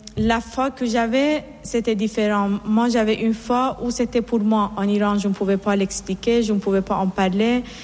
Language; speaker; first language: French; non-native, fluent; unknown